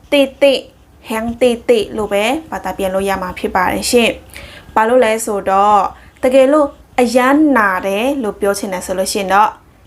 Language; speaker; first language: Burmese; non-native, local second language; Shan